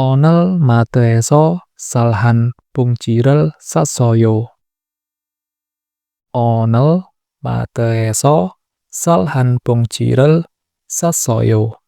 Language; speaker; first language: Korean; non-native, fluent; Indonesian